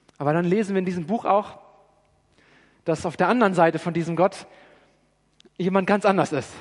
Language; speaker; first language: German; native; German